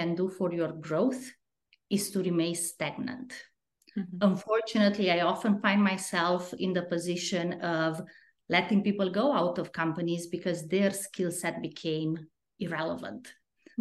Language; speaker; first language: English; non-native, fluent; Romanian